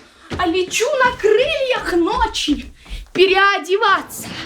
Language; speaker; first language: Russian; native; Russian